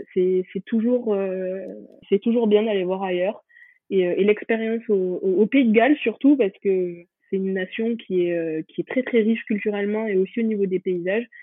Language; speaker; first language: French; native; French